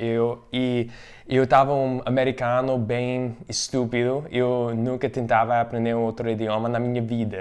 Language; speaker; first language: Portuguese; non-native, fluent; English